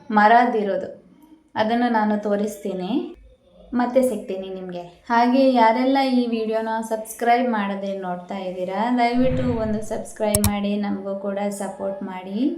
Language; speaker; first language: Kannada; non-native, local second language; Tulu